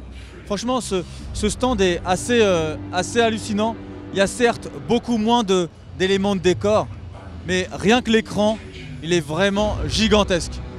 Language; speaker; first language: French; native; French